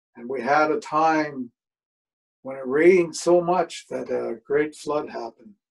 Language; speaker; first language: English; native; English